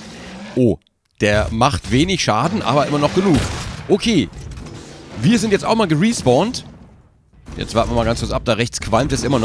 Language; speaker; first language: German; native; German